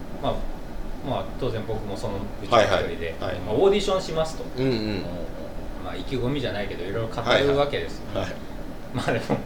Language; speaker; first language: Japanese; native; Japanese